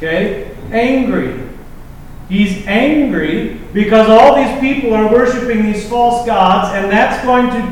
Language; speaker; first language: English; native; English